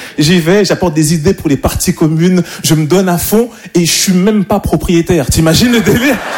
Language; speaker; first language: French; native; French